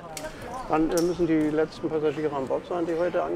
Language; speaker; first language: German; native; German